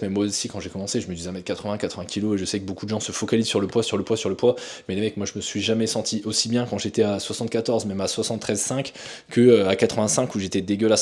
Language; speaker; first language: French; native; French